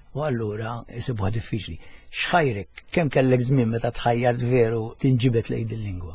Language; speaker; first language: Maltese; native; Maltese